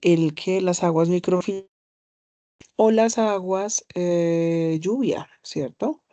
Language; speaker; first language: Spanish; native; Spanish